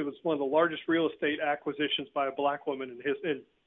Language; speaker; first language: English; native; English